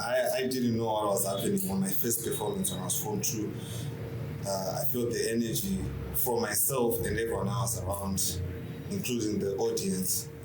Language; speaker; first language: English; non-native, local second language; Shona